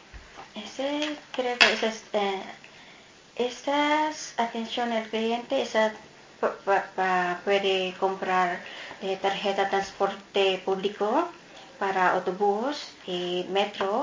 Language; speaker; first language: Spanish; non-native, learner; Filipino